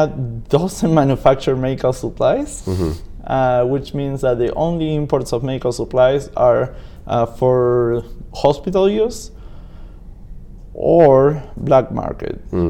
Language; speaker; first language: English; non-native, fluent; Spanish